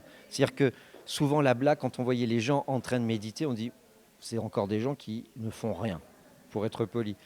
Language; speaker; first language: French; native; French